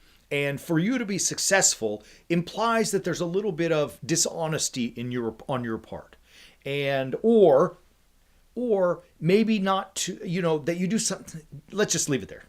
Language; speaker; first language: English; native; English